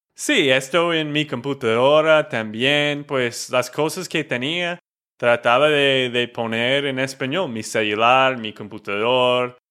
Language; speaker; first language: Spanish; non-native, fluent; English